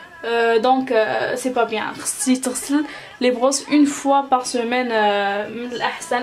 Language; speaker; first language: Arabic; native; Arabic